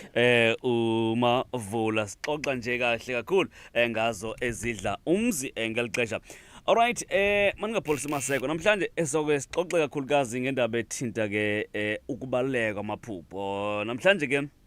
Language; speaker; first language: Zulu; non-native, local second language; Xhosa